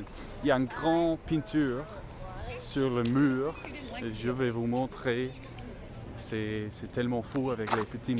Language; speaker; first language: French; non-native, learner; English